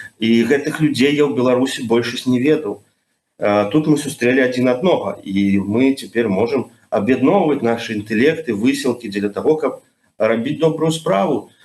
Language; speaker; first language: Belarusian; non-native, local second language; Russian